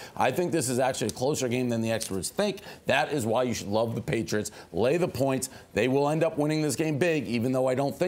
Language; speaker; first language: English; native; English